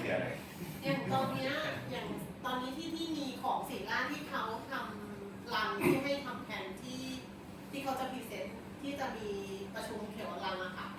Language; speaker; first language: Thai; native; Thai